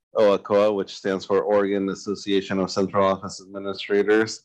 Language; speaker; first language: English; native; English